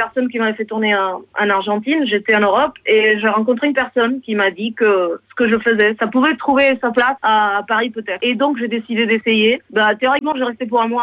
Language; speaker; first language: French; non-native, fluent; Spanish